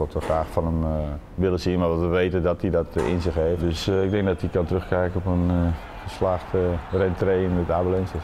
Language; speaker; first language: Dutch; native; Dutch